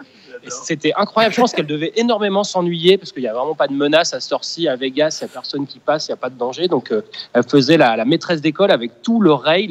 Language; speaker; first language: French; native; French